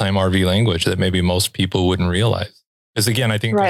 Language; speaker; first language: English; native; English